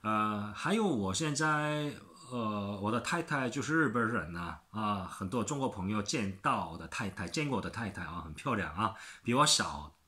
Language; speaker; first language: Chinese; non-native, learner; Korean